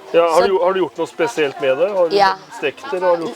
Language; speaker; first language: Norwegian; native; Norwegian